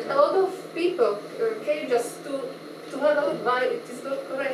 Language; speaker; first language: English; non-native, fluent; Slovak